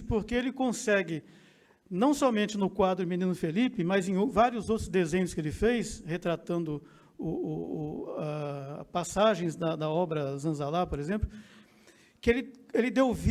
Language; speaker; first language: Portuguese; native; Portuguese